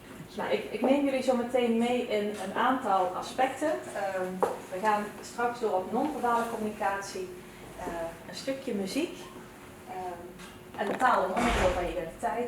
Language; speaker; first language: Dutch; early bilingual, other home language; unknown